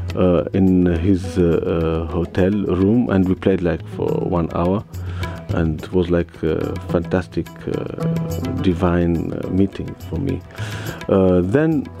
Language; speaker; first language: English; non-native, learner; Arabic